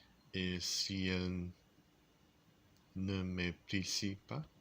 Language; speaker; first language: French; non-native, learner; English